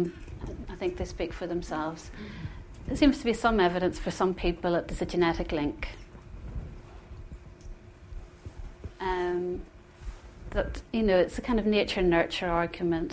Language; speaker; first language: English; native; English